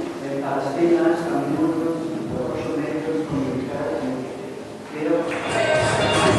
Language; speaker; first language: Spanish; non-native, learner; Portuguese